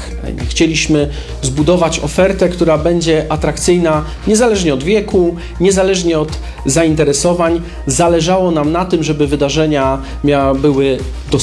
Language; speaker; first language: Polish; native; Polish